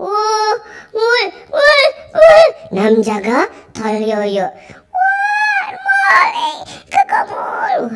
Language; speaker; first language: Korean; non-native, learner; Indonesian